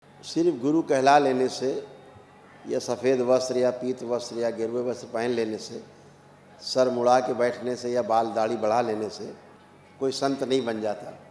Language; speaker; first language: Hindi; native; Hindi